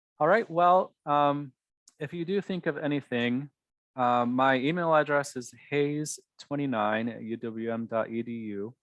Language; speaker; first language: English; native; English